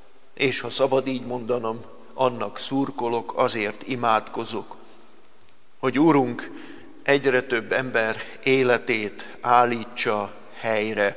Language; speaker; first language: Hungarian; native; Hungarian